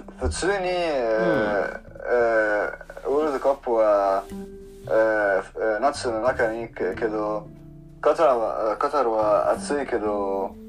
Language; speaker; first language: Japanese; non-native, learner; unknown